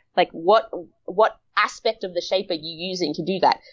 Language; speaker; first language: English; native; English